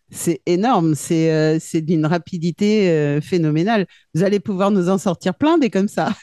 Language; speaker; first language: French; native; French